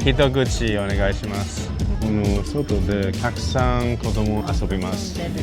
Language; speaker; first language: Japanese; non-native, learner; Chinese